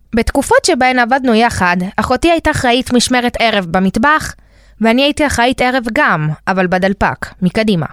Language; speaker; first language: Hebrew; early bilingual, other home language; Spanish